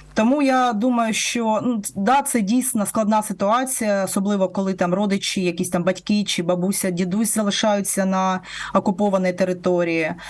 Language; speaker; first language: Ukrainian; non-native, local second language; Russian